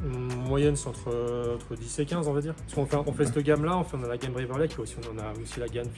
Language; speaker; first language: French; native; French